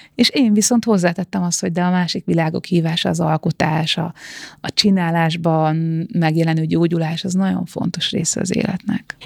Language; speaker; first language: Hungarian; native; Hungarian